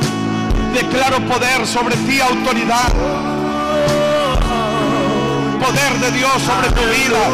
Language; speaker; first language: Spanish; native; Spanish